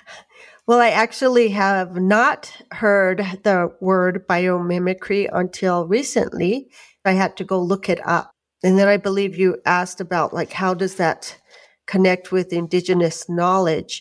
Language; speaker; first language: English; native; English